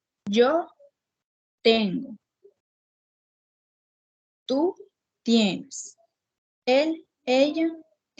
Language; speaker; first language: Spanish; non-native, fluent; Portuguese